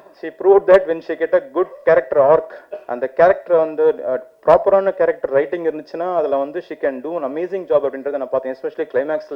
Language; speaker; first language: Tamil; native; Tamil